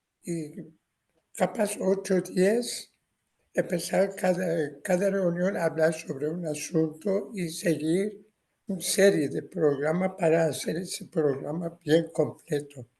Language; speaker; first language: Spanish; non-native, fluent; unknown